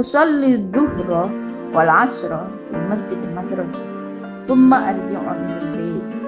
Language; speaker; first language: Arabic; non-native, fluent; Indonesian